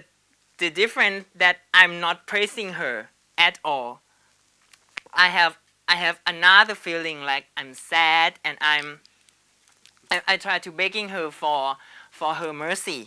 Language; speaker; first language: English; non-native, learner; Thai